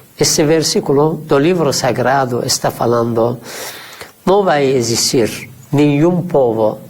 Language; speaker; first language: Portuguese; non-native, fluent; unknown